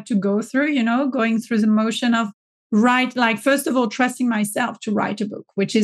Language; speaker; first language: English; non-native, fluent; French